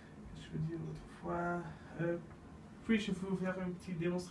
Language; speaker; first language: French; non-native, learner; Dutch